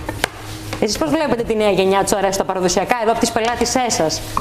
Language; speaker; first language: Greek; native; Greek